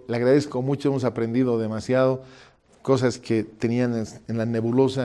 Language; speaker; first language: Spanish; native; Spanish